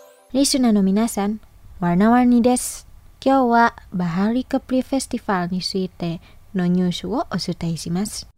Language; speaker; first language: Japanese; non-native, fluent; Indonesian